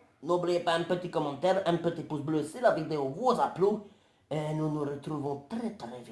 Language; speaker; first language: French; native; French